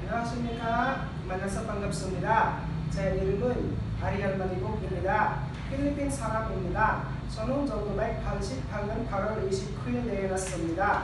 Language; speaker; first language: Korean; non-native, learner; Filipino